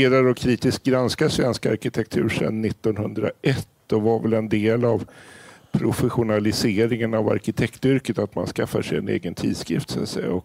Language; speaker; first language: Swedish; native; Swedish